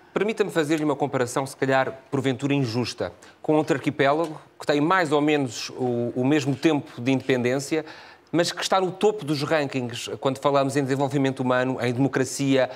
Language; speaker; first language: Portuguese; native; Portuguese